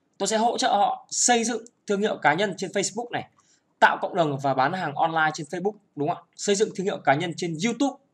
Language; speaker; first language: Vietnamese; native; Vietnamese